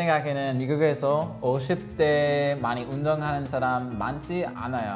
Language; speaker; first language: Korean; non-native, learner; English